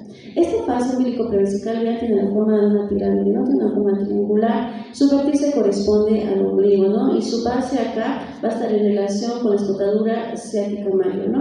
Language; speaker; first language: Spanish; native; Spanish